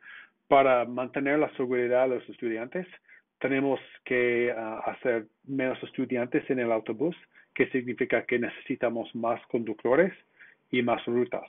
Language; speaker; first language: Spanish; non-native, fluent; English